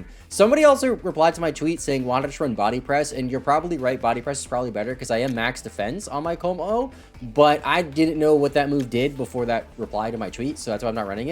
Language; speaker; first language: English; native; English